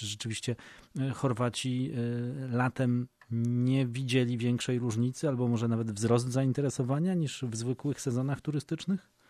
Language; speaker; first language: Polish; native; Polish